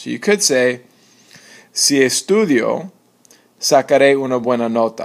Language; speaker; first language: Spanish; non-native, fluent; English